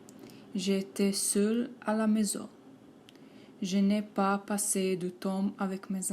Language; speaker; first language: French; non-native, learner; Slovenian